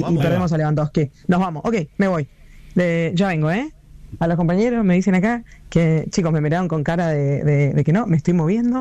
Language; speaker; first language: Spanish; native; Spanish